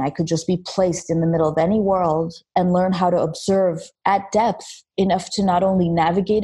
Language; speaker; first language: English; early bilingual, other home language; Armenian